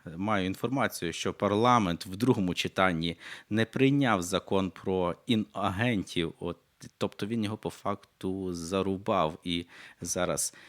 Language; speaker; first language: Ukrainian; native; Ukrainian